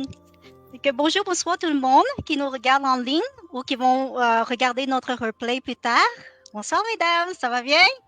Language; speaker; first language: French; non-native, local second language; Vietnamese